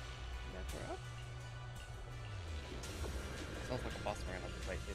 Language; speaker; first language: English; native; English